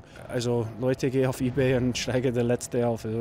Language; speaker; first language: German; non-native, learner; English